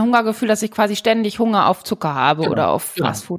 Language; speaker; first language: German; native; German